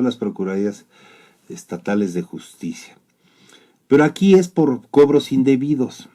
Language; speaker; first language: Spanish; native; Spanish